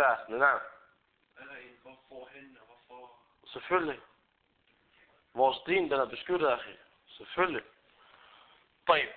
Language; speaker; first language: Danish; early bilingual, other home language; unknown